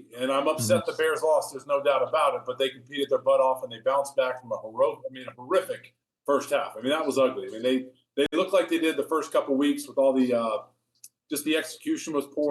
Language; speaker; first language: English; native; English